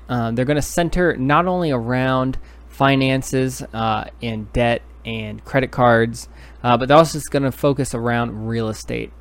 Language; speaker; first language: English; native; English